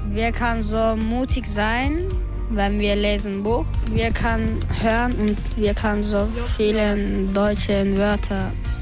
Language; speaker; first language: German; non-native, learner; Turkish